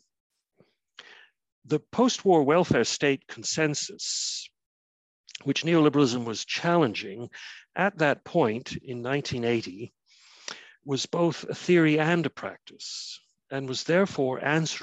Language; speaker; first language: English; native; English